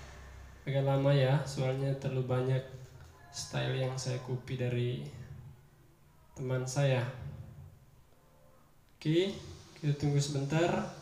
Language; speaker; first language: Indonesian; native; Indonesian